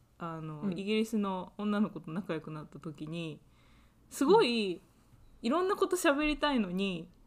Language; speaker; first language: Japanese; native; Japanese